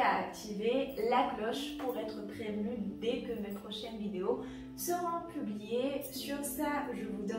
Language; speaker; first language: French; non-native, local second language; Arabic